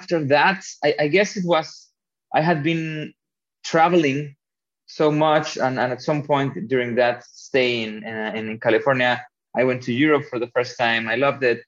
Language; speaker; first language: English; non-native, fluent; Spanish